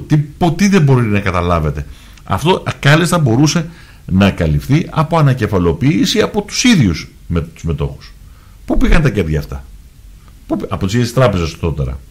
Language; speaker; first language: Greek; native; Greek